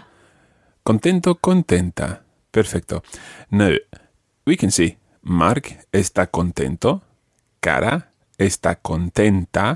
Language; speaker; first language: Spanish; non-native, fluent; English